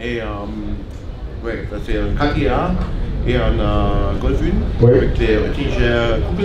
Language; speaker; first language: French; non-native, learner; German